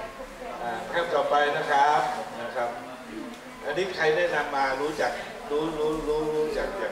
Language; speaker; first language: Thai; native; Thai